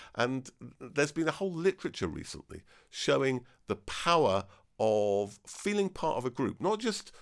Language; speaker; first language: English; native; English